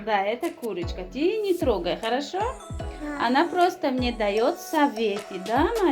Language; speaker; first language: Russian; non-native, fluent; Tajik